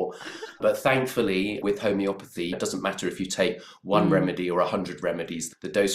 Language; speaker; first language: English; native; English